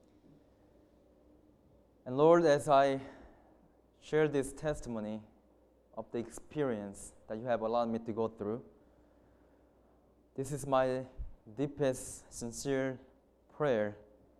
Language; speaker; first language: English; non-native, fluent; Korean